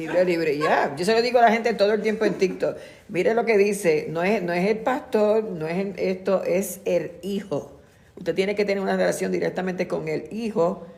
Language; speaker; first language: Spanish; native; Spanish